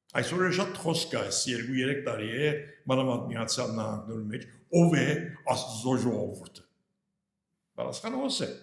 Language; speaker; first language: Armenian; early bilingual, heritage; Armenian